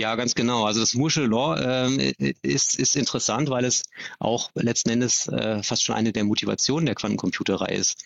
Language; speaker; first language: German; native; German